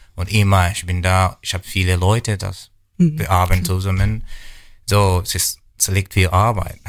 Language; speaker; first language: German; non-native, learner; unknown